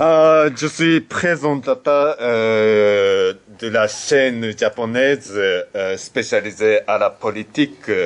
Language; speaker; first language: French; non-native, learner; Japanese